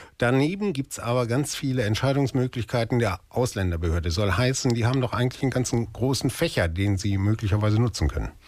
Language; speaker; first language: German; native; German